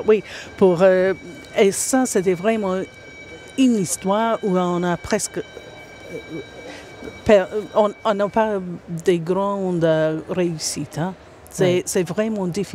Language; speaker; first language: French; non-native, fluent; English